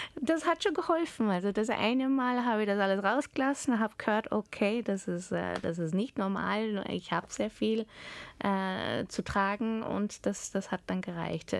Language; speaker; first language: German; early bilingual, heritage; German